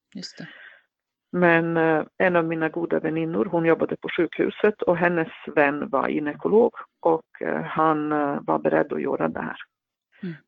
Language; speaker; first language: Swedish; non-native, fluent; Bosnian